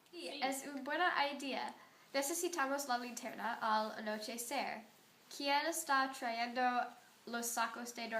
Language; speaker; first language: Spanish; non-native, learner; English